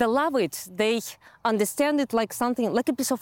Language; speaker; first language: English; non-native, fluent; Russian